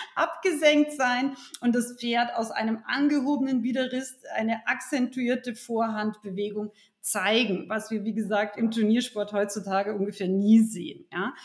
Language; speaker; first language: German; native; German